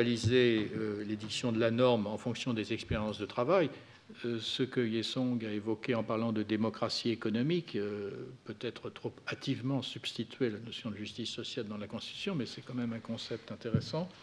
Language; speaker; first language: French; native; French